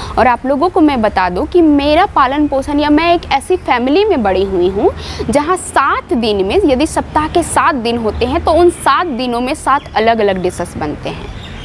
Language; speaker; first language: Hindi; native; Hindi